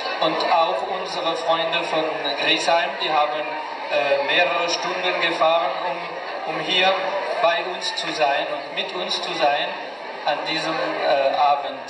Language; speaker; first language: German; non-native, fluent; French